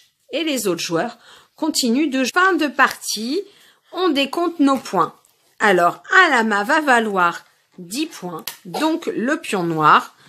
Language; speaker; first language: French; native; French